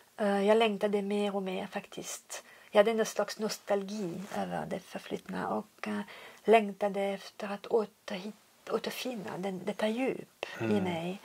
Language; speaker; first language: Swedish; non-native, fluent; French